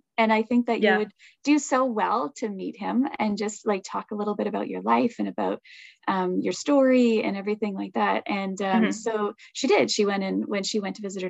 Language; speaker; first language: English; native; English